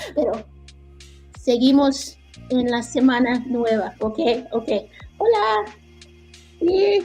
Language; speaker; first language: Spanish; non-native, learner; English